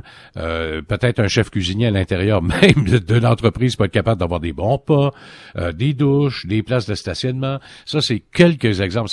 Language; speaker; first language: French; native; French